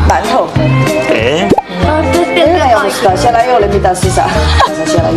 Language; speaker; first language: Finnish; non-native, learner; Chinese